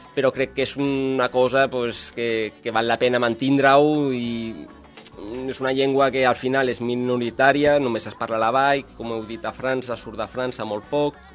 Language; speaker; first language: Catalan; non-native, local second language; Occitan